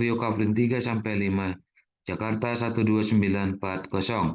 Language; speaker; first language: Indonesian; native; Indonesian